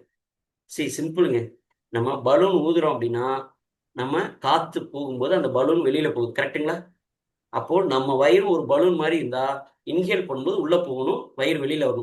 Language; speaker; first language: Tamil; native; Tamil